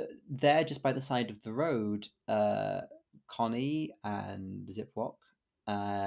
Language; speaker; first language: English; native; English